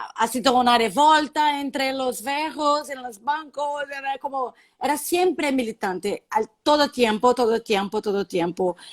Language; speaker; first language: Spanish; non-native, learner; Portuguese